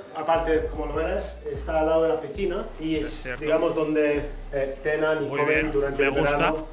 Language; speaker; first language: Spanish; non-native, fluent; English